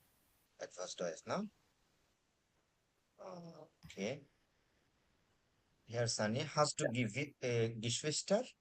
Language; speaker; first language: German; non-native, fluent; Bangla